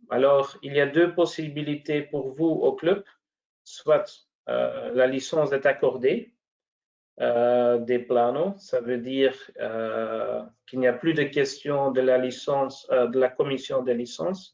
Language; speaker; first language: French; non-native, local second language; Dutch